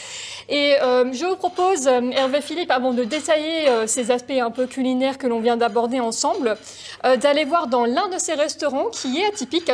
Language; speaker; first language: French; native; French